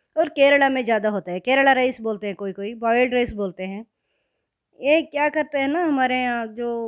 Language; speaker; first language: Hindi; non-native, local second language; Kannada